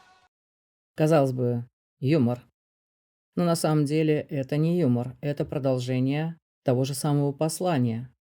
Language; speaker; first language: Russian; native; Russian